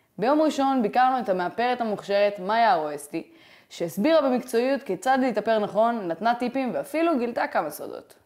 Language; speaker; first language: Hebrew; native; Hebrew